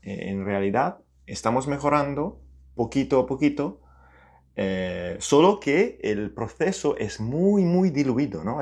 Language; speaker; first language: Spanish; non-native, fluent; Italian